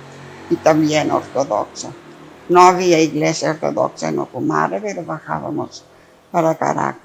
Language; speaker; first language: Spanish; non-native, fluent; Greek